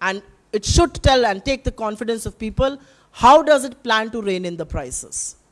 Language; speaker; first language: English; non-native, local second language; Hindi